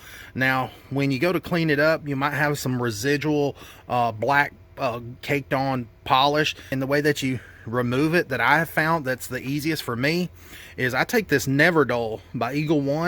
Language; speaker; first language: English; native; English